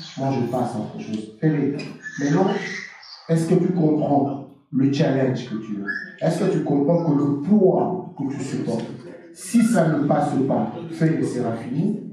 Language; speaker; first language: French; non-native, local second language; Lingala